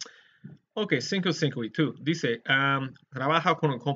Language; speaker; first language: Spanish; non-native, fluent; English